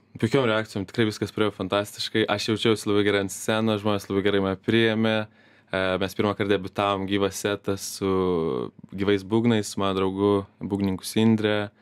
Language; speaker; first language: Lithuanian; native; Lithuanian